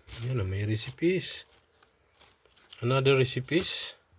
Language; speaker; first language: English; non-native, local second language; Filipino